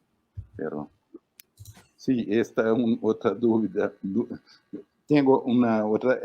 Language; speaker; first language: Spanish; non-native, fluent; Portuguese